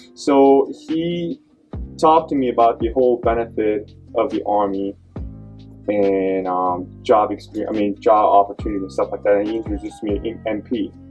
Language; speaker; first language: English; non-native, learner; Korean